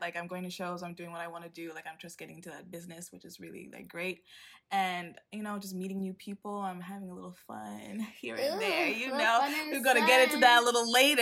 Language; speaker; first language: English; non-native, local second language; Swahili